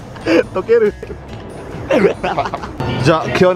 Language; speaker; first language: Japanese; non-native, fluent; Indonesian